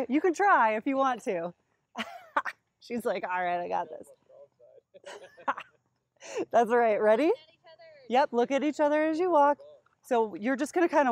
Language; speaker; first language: English; native; English